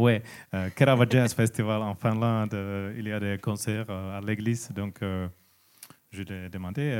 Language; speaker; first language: French; non-native, learner; Finnish